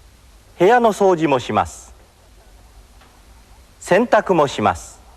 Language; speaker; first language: Japanese; native; Japanese